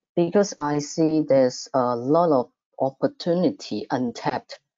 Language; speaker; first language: English; non-native, fluent; Cantonese